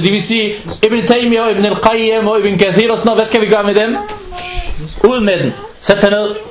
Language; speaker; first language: Danish; non-native, local second language; Arabic